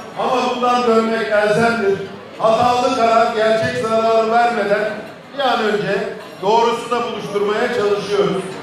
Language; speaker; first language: Turkish; native; Turkish